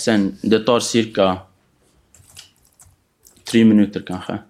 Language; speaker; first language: Swedish; non-native, fluent; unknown